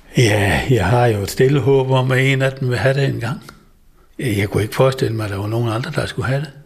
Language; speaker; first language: Danish; native; Danish